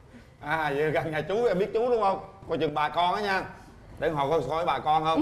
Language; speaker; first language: Vietnamese; native; Vietnamese